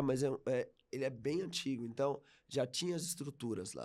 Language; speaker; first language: Portuguese; native; Portuguese